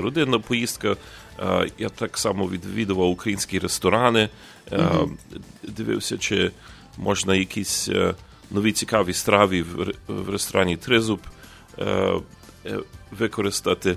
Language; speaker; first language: Ukrainian; early bilingual, heritage; Ukrainian